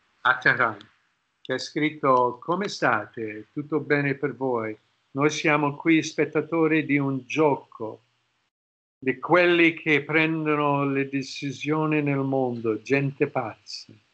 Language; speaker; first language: Italian; non-native, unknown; English